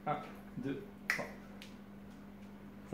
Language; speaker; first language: French; native; French